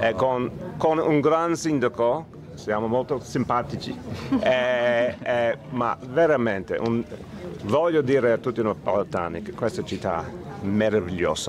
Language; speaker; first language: Italian; non-native, learner; English